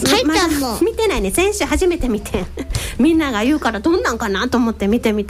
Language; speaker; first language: Japanese; native; Japanese